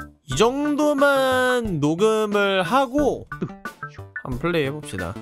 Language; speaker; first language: Korean; native; Korean